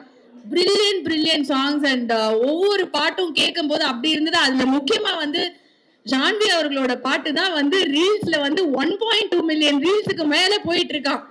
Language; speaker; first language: Tamil; native; Tamil